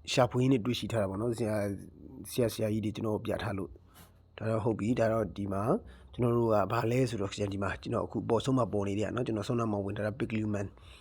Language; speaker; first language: Burmese; native; Burmese